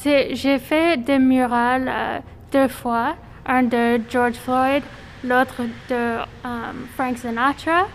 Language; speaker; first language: French; non-native, fluent; English